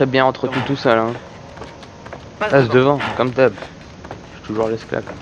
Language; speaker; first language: French; native; French